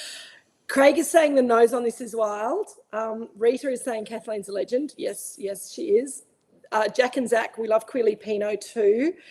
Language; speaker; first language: English; native; English